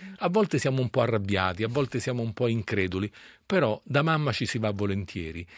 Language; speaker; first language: Italian; native; Italian